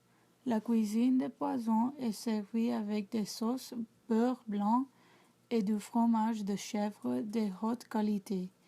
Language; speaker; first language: French; non-native, learner; English